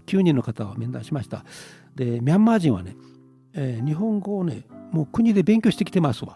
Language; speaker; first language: Japanese; native; Japanese